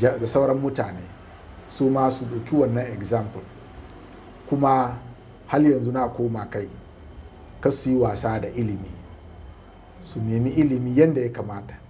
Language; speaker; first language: Hausa; non-native, local second language; Fula